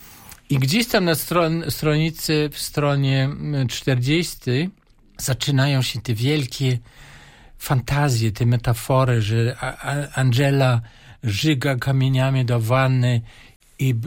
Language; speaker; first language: Polish; non-native, fluent; German